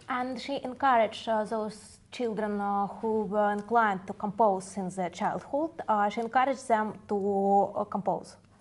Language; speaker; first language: English; non-native, fluent; Russian